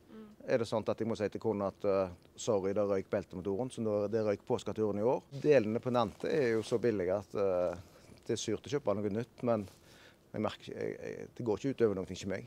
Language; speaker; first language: Norwegian; native; Norwegian